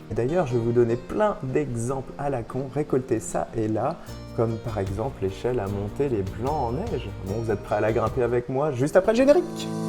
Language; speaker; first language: French; native; French